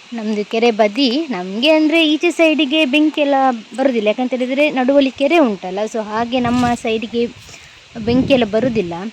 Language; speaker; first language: Kannada; non-native, local second language; Tulu